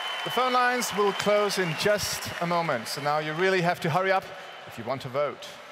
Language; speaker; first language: English; non-native, fluent; Danish